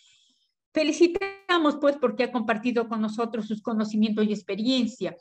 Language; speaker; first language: Spanish; native; Spanish